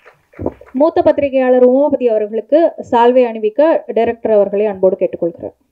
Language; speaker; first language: Tamil; native; Tamil